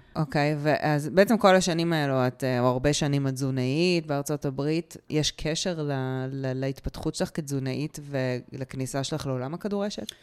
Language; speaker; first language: Hebrew; native; Hebrew